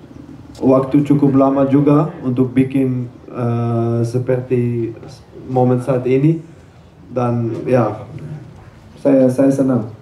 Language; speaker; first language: Indonesian; non-native, learner; Dutch